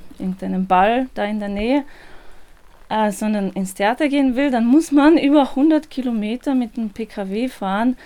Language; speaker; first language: German; non-native, fluent; Russian